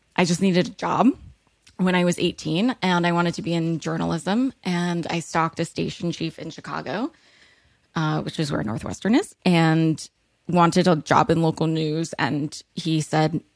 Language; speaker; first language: English; early bilingual, other home language; Hebrew